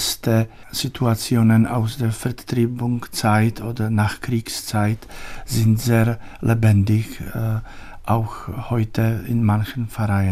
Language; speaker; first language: German; non-native, learner; Czech